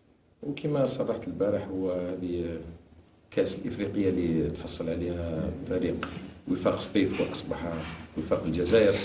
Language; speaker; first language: Arabic; native; Arabic